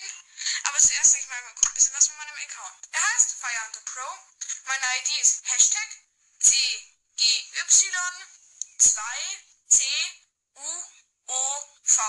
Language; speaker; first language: German; native; German